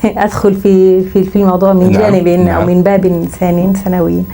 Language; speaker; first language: Arabic; non-native, fluent; Spanish